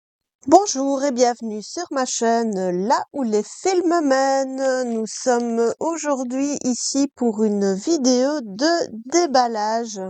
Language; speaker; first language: French; native; French